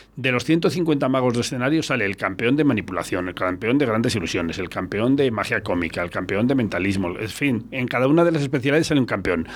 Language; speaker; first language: Spanish; native; Spanish